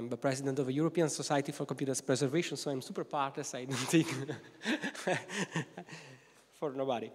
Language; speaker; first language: English; non-native, fluent; Italian